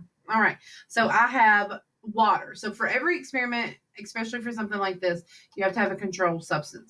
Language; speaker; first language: English; native; English